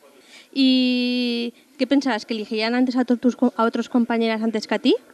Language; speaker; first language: Spanish; native; Spanish